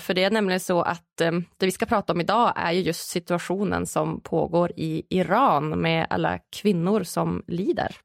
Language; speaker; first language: Swedish; native; Swedish